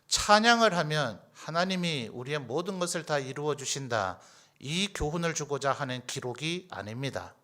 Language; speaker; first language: Korean; native; Korean